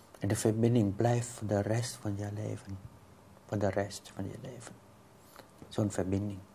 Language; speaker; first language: Dutch; non-native, fluent; Vietnamese